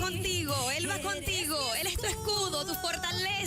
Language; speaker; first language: Spanish; native; Spanish